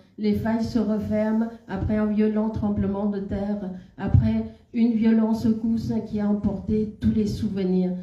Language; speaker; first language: French; non-native, fluent; Khmer